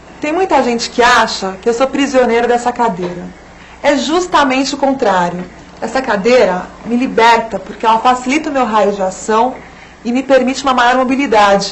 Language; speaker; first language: Portuguese; native; Portuguese